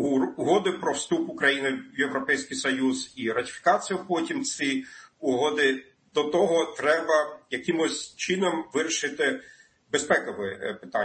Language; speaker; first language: Ukrainian; non-native, fluent; German